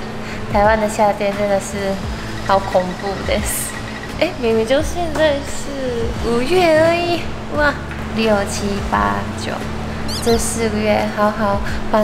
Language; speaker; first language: Chinese; non-native, fluent; Japanese